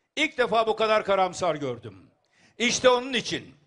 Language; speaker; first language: Turkish; native; Turkish